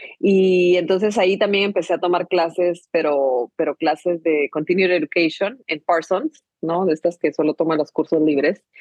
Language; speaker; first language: Spanish; native; Spanish